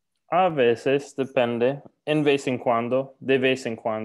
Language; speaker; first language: Spanish; non-native, learner; English